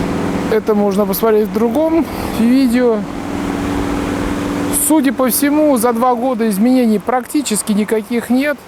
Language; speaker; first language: Russian; native; Russian